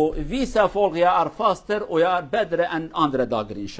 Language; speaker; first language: Norwegian; non-native, learner; Kurdish